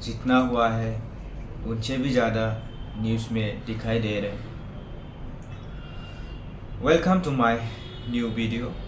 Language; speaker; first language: Hindi; non-native, local second language; Bodo